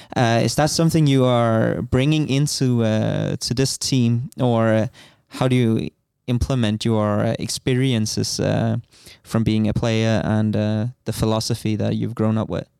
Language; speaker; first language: English; non-native, fluent; Danish